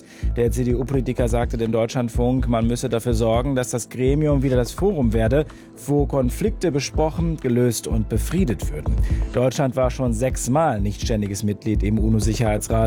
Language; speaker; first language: German; native; German